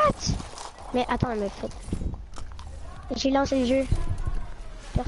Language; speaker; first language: French; native; French